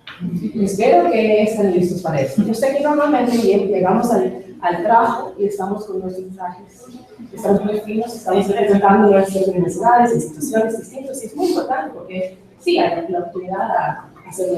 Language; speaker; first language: Spanish; non-native, fluent; English